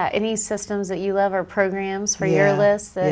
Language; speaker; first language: English; native; English